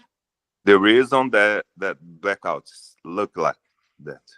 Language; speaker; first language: English; non-native, learner; Portuguese